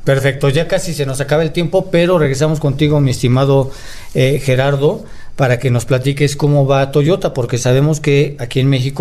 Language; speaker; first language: Spanish; native; Spanish